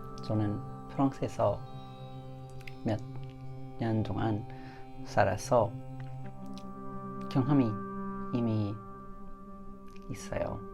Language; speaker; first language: Korean; non-native, learner; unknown